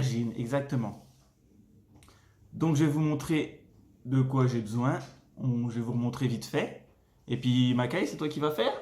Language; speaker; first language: French; native; French